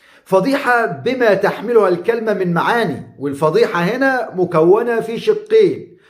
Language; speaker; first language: Arabic; native; Arabic